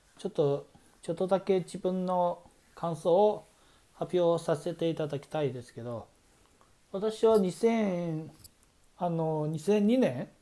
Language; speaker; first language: Japanese; non-native, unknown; Chinese